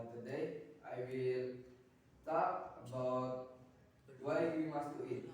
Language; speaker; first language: English; non-native, learner; Indonesian